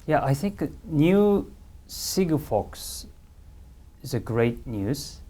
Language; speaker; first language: English; non-native, fluent; Japanese